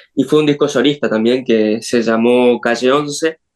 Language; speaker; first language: Spanish; native; Spanish